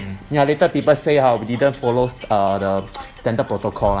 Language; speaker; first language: English; non-native, local second language; Chinese